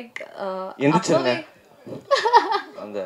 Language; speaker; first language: Tamil; native; Tamil